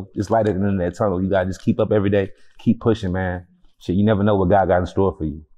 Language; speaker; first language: English; native; English